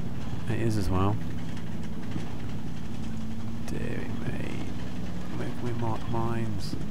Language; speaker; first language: English; native; English